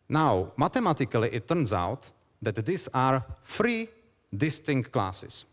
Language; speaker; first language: English; non-native, fluent; Czech